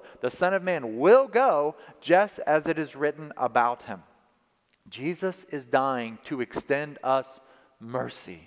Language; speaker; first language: English; native; English